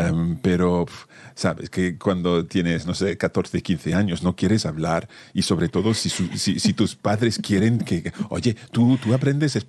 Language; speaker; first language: Spanish; non-native, fluent; English